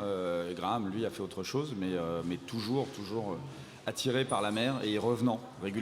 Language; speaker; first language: French; native; French